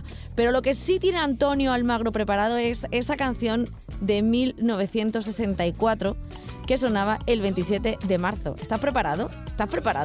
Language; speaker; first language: Spanish; native; Spanish